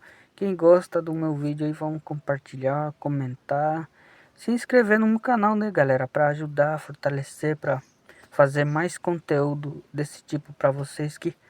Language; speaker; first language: Portuguese; non-native, local second language; Guarani